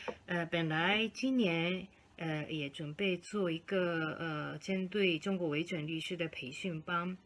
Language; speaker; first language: Chinese; non-native, fluent; Japanese